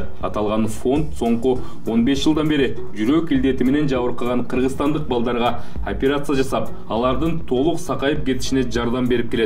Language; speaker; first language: Kyrgyz; native; Kyrgyz